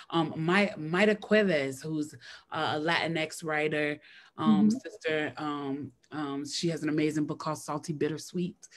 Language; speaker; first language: English; native; English